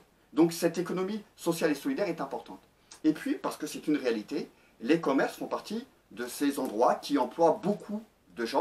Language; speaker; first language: French; native; French